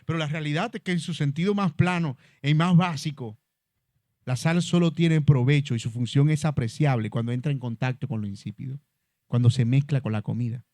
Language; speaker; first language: Spanish; native; Spanish